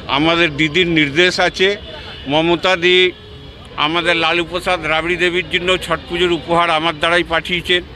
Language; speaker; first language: Bangla; non-native, local second language; Hindi